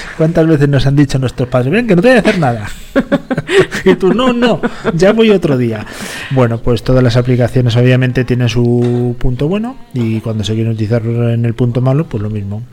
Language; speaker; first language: Spanish; native; Spanish